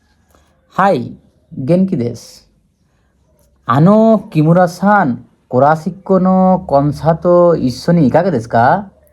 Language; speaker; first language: Japanese; non-native, learner; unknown